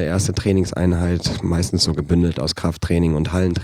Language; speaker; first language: German; native; German